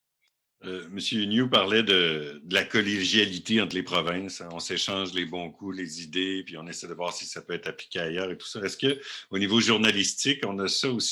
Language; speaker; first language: French; native; French